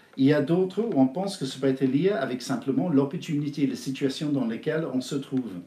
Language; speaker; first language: French; non-native, fluent; English